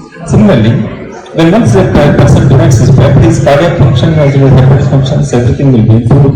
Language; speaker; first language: English; non-native, local second language; Telugu